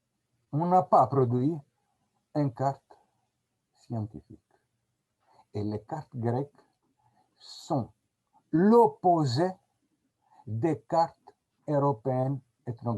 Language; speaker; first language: French; non-native, fluent; Greek